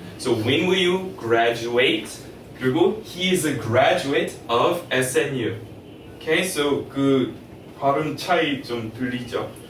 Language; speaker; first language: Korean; non-native, fluent; English